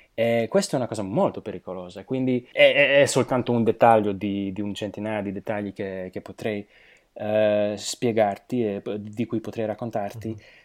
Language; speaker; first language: Italian; non-native, fluent; Slovak